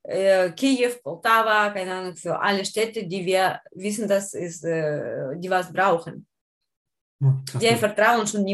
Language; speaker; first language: German; non-native, learner; Ukrainian